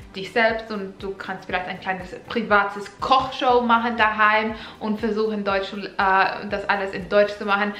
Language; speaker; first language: German; non-native, fluent; Finnish